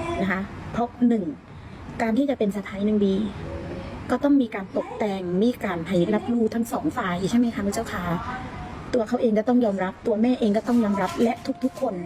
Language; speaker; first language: Thai; native; Thai